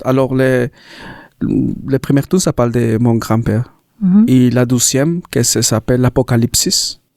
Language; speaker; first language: French; non-native, learner; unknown